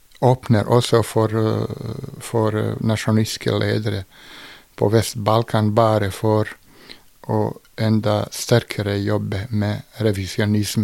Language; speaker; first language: Norwegian; non-native, fluent; Bosnian